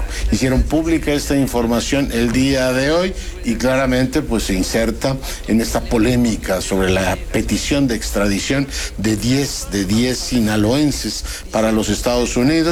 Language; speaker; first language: Spanish; native; Spanish